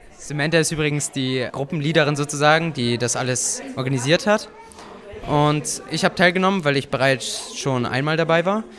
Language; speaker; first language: German; early bilingual, other home language; Bulgarian